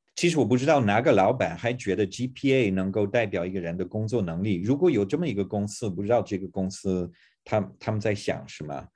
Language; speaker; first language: Chinese; non-native, fluent; English